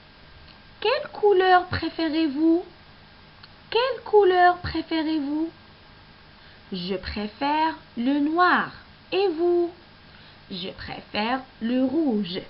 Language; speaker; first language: French; non-native, local second language; Arabic